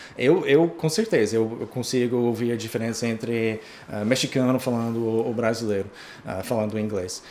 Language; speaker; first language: Portuguese; non-native, fluent; English